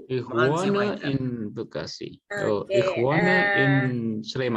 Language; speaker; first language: German; non-native, learner; Indonesian